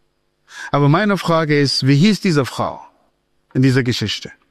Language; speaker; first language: German; non-native, fluent; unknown